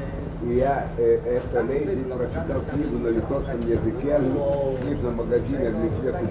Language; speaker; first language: Russian; non-native, fluent; Lithuanian